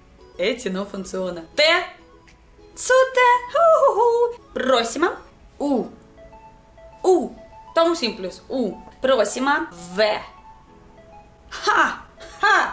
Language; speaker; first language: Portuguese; non-native, learner; Russian